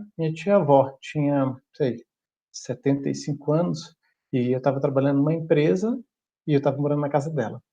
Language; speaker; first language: Portuguese; early bilingual, other home language; German